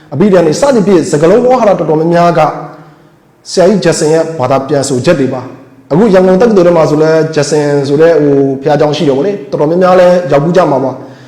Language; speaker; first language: Burmese; non-native, local second language; Mon